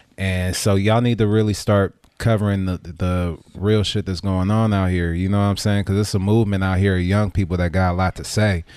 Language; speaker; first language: English; native; English